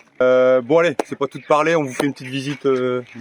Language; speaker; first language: French; native; French